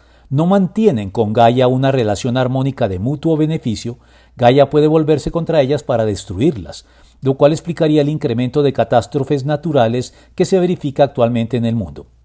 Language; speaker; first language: Spanish; native; Spanish